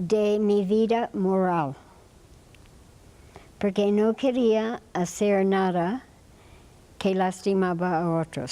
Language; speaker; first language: Spanish; non-native, fluent; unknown